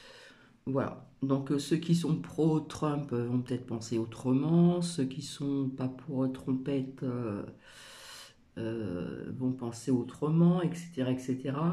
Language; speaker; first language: French; native; French